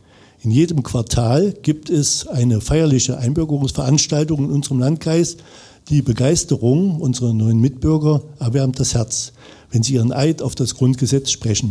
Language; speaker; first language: German; native; German